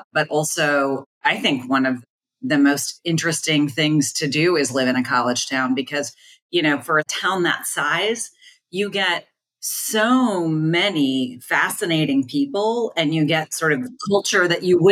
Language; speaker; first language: English; native; English